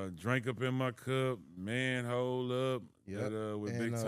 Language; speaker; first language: English; native; English